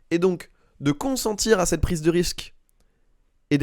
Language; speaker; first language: French; native; French